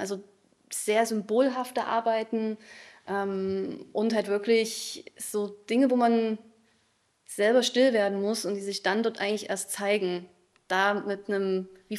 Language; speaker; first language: German; native; German